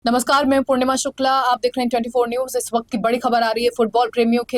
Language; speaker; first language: Hindi; native; Hindi